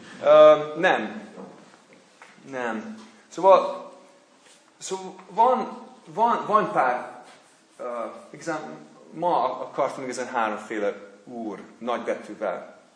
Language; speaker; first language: Hungarian; non-native, learner; English